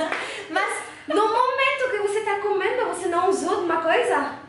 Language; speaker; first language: Portuguese; non-native, learner; French